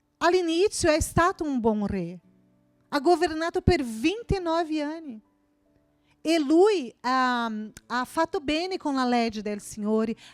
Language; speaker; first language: Italian; non-native, fluent; Portuguese